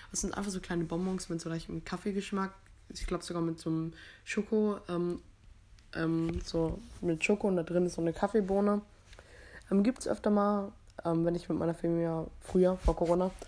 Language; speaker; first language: German; native; German